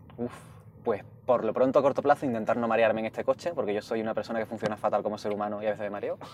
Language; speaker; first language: Spanish; native; Spanish